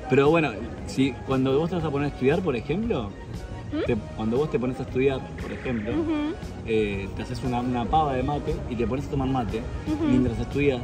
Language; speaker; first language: Spanish; native; Spanish